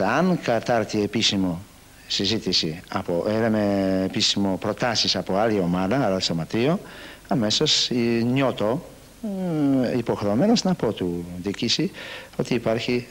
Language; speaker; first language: Greek; non-native, learner; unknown